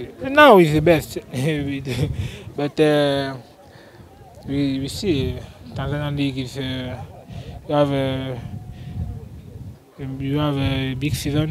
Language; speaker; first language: English; non-native, learner; French